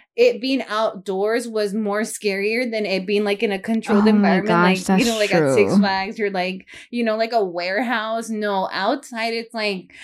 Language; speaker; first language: English; native; English